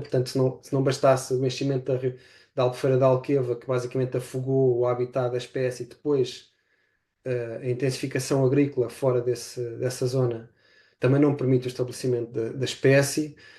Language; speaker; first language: Portuguese; native; Portuguese